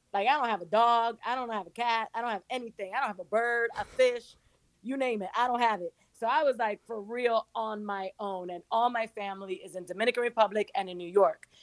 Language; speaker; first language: English; early bilingual, other home language; Spanish